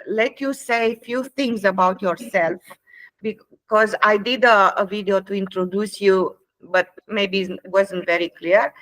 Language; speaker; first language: English; non-native, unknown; Romanian